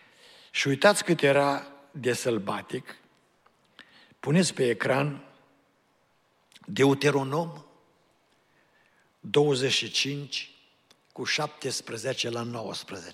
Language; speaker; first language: Romanian; native; Romanian